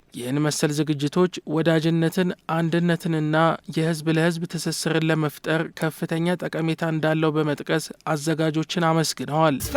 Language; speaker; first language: Amharic; native; Amharic